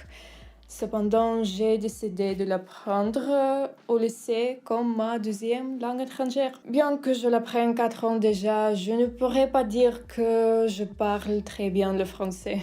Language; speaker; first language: French; non-native, learner; Russian